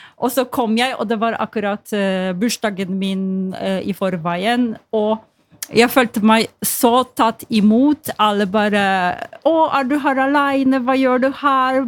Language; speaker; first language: Norwegian; non-native, fluent; Polish